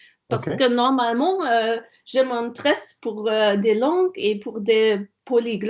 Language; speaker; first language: French; non-native, learner; German